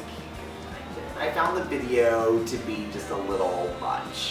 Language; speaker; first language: English; native; English